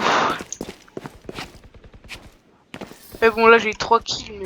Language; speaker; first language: French; native; French